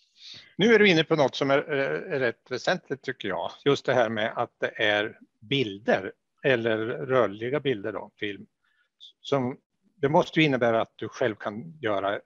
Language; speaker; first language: Swedish; native; Swedish